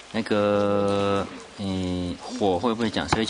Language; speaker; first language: Chinese; native; Chinese